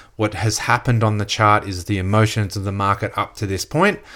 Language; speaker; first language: English; native; English